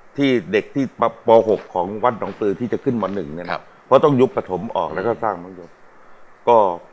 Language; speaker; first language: Thai; native; Thai